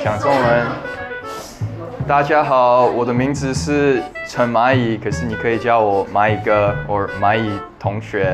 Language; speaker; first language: Chinese; early bilingual, heritage; English